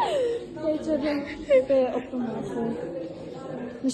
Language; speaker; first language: Romanian; early bilingual, heritage; Romanian